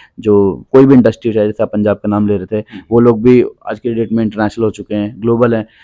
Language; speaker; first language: Hindi; native; Hindi